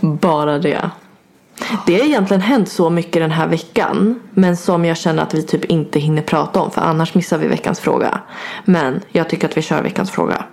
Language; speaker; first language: Swedish; native; Swedish